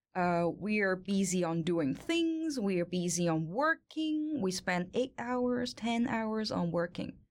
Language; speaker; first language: English; non-native, local second language; Cantonese